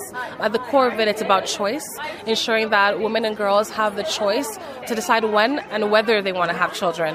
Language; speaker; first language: English; native; English